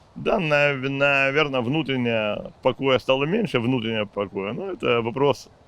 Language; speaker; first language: Russian; native; Russian